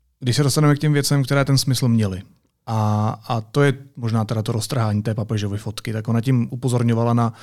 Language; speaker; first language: Czech; native; Czech